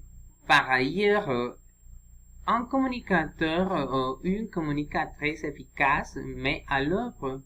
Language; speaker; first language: French; non-native, learner; Spanish